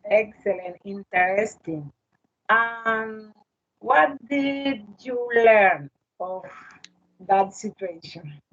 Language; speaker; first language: English; non-native, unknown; Spanish